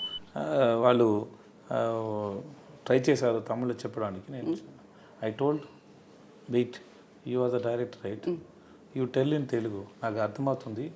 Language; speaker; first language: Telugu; non-native, learner; Tamil